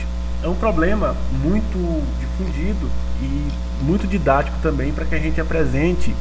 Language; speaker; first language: Portuguese; native; Portuguese